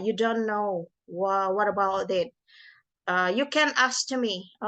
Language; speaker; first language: English; non-native, learner; Indonesian